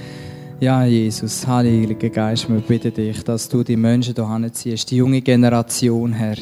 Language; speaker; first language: German; native; German